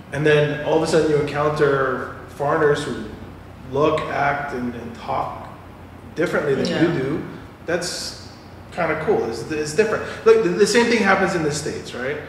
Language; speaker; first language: English; native; English